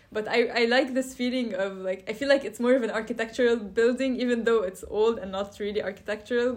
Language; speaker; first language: English; non-native, fluent; Arabic